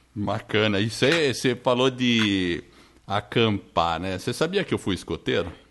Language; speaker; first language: Portuguese; non-native, fluent; English